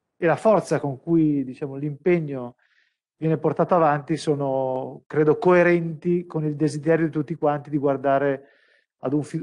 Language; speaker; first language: Italian; native; Italian